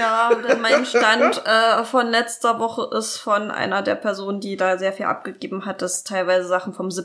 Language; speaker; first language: German; native; German